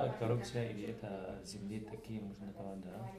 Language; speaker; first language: Russian; non-native, learner; Arabic